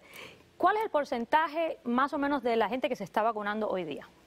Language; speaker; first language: Spanish; native; Spanish